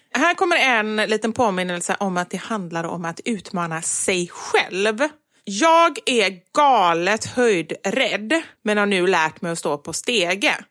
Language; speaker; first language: Swedish; native; Swedish